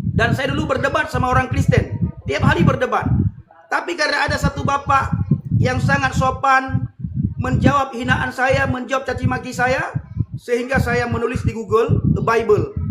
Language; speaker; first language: Indonesian; non-native, local second language; Achinese